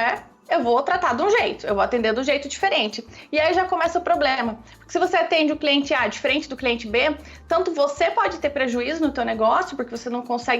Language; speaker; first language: Portuguese; native; Portuguese